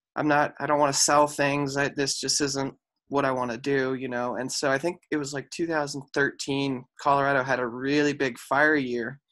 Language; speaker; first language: English; native; English